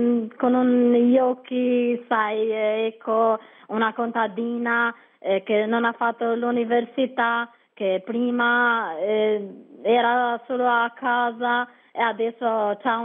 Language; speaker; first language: Italian; non-native, learner; Albanian